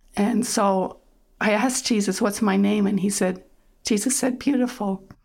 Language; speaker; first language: English; early bilingual, other home language; German